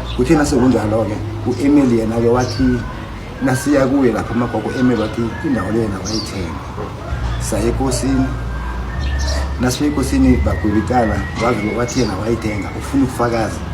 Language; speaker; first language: Zulu; non-native, local second language; South Ndebele